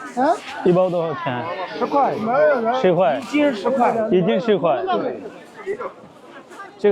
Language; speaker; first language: Chinese; non-native, learner; Bangla